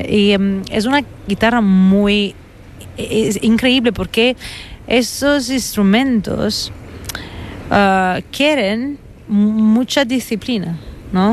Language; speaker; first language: Spanish; non-native, fluent; Italian